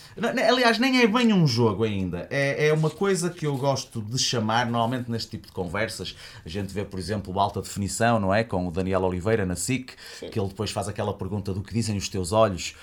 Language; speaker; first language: Portuguese; native; Portuguese